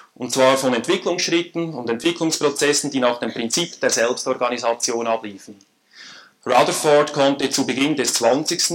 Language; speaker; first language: German; native; German